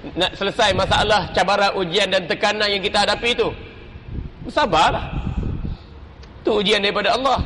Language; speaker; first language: Malay; native; Malay